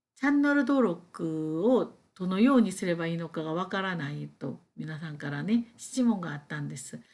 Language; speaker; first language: Japanese; non-native, fluent; Korean